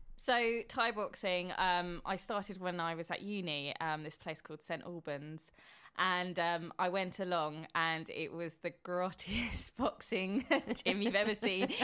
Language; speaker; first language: English; native; English